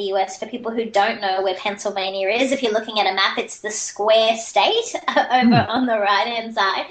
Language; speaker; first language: English; native; English